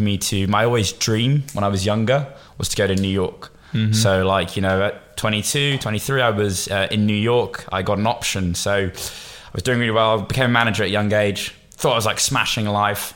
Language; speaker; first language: English; native; English